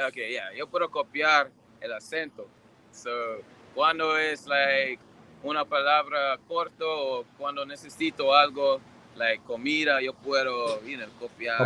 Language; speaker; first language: Spanish; non-native, learner; English